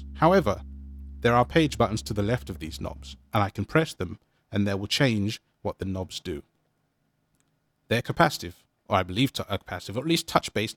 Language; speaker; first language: English; native; English